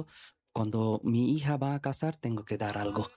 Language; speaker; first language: Spanish; non-native, learner; Bangla